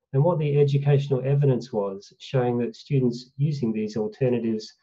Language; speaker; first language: English; native; English